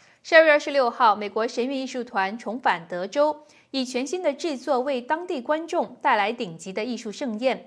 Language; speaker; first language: Chinese; native; Chinese